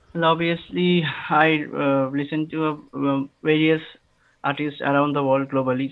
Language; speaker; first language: English; non-native, local second language; Bangla